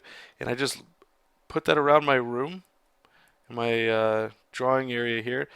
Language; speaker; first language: English; native; English